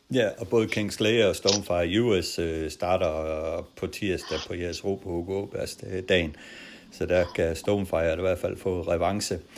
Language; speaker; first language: Danish; native; Danish